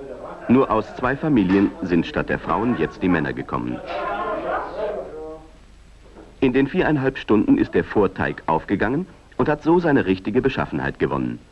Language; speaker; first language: German; native; German